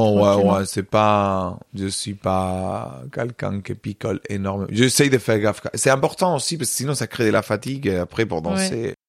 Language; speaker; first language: French; non-native, fluent; Spanish